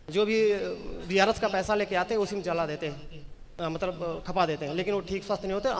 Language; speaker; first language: Hindi; native; Hindi